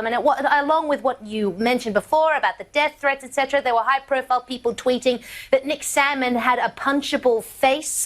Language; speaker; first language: English; native; English